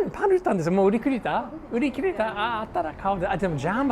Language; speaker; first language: Japanese; non-native, learner; English